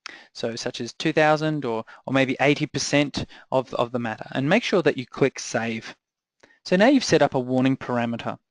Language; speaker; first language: English; native; English